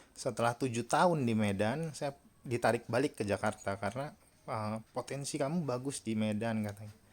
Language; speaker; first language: Indonesian; native; Indonesian